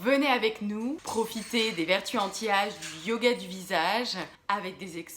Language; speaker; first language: French; native; French